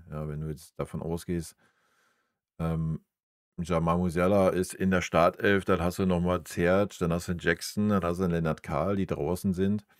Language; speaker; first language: German; native; German